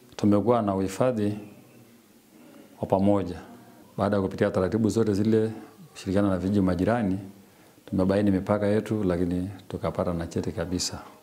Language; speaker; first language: Swahili; non-native, local second language; Masai